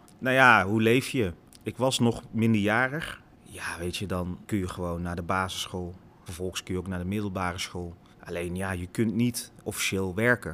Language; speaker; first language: Dutch; early bilingual, other home language; Lingala